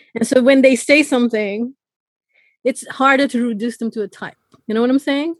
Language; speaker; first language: English; non-native, fluent; Persian